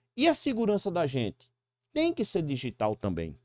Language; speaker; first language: Portuguese; native; Portuguese